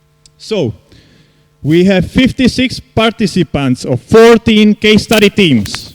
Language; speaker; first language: English; non-native, fluent; Czech